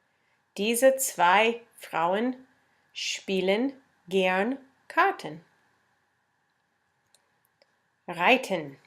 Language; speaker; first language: German; non-native, fluent; English